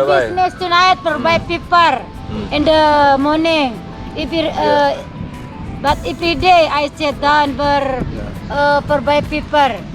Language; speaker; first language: English; non-native, learner; Sasak